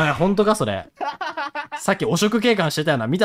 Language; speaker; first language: Japanese; native; Japanese